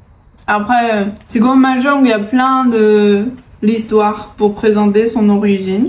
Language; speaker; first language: French; non-native, fluent; Chinese